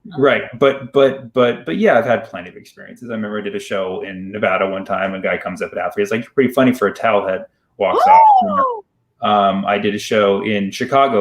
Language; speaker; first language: English; early bilingual, other home language; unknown